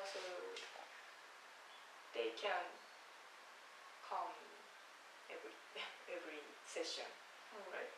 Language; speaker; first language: English; non-native, learner; Japanese